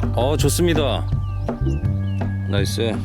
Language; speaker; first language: Korean; native; Korean